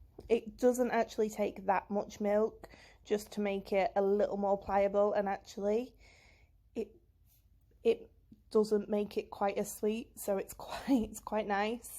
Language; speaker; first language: English; native; English